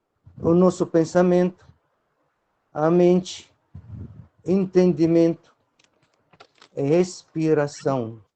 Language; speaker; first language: Portuguese; non-native, fluent; Arabic